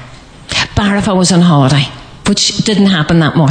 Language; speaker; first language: English; native; English